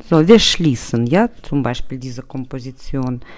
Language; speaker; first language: German; non-native, learner; Russian